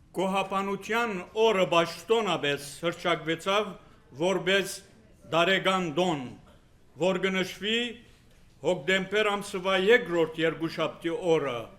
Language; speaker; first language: Armenian; native; Armenian